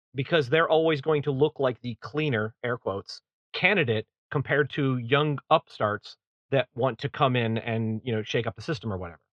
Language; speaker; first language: English; native; English